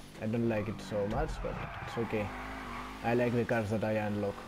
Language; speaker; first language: English; non-native, learner; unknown